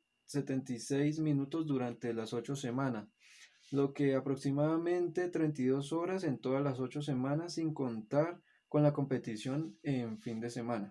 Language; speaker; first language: Spanish; native; Spanish